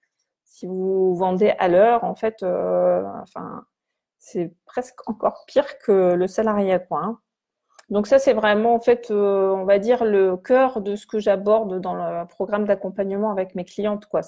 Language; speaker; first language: French; native; French